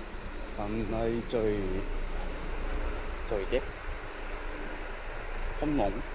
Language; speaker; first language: Vietnamese; non-native, learner; Japanese